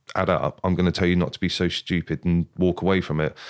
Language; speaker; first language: English; native; English